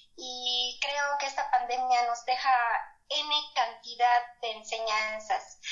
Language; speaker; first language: Spanish; native; Spanish